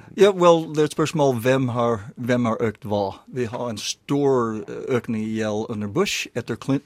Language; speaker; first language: Norwegian; non-native, learner; English